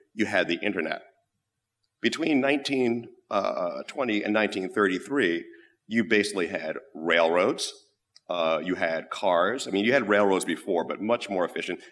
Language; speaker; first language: English; native; English